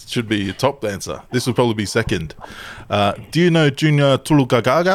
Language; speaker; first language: English; non-native, local second language; Tongan